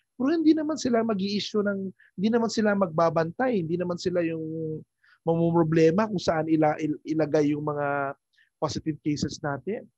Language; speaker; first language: Filipino; non-native, local second language; Hiligaynon